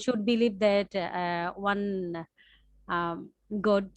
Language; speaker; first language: English; non-native, learner; Bangla